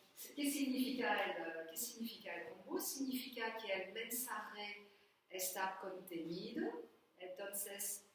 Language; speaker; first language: Spanish; non-native, learner; French